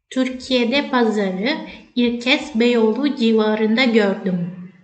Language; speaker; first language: Turkish; non-native, fluent; Indonesian